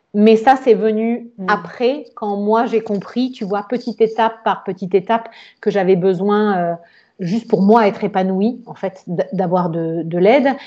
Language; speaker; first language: French; native; French